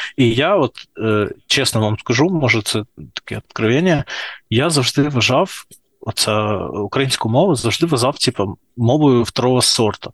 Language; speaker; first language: Ukrainian; non-native, local second language; Russian